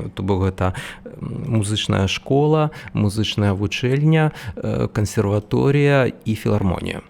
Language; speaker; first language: Belarusian; non-native, local second language; Russian